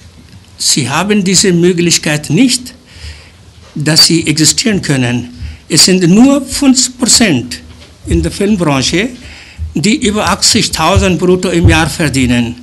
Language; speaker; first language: German; early bilingual, other home language; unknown